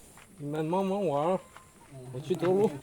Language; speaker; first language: Chinese; non-native, learner; French